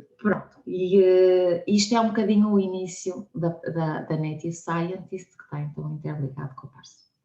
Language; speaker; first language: Portuguese; native; Portuguese